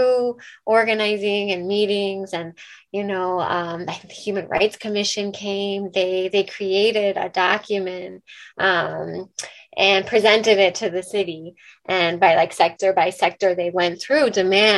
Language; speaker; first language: English; native; English